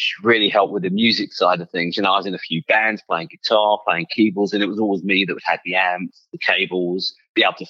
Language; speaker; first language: English; native; English